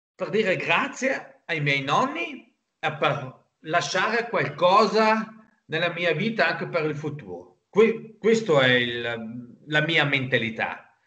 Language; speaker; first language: Italian; non-native, local second language; German